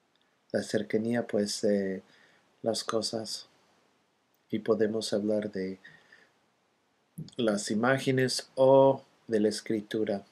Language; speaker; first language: Spanish; non-native, fluent; English